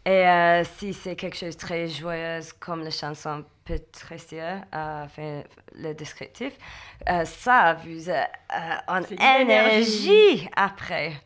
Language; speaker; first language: French; non-native, learner; English